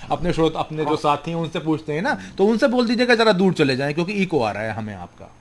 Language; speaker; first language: Hindi; native; Hindi